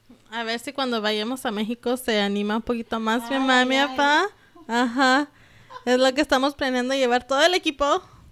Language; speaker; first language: Spanish; early bilingual, heritage; Spanish